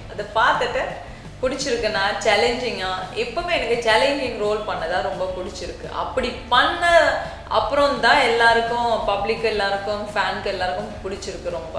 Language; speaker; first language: Tamil; non-native, learner; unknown